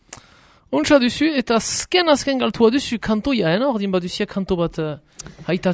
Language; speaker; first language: Basque; native; Basque